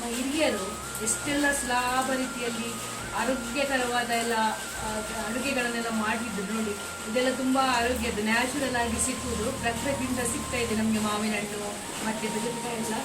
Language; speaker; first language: Kannada; non-native, local second language; Konkani